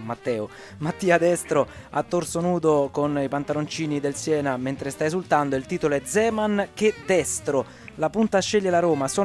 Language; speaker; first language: Italian; native; Italian